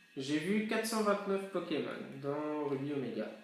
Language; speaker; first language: French; native; French